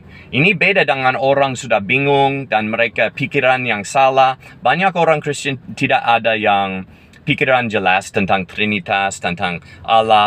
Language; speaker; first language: Indonesian; non-native, fluent; English